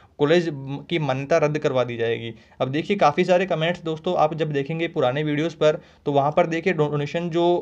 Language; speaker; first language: Hindi; native; Hindi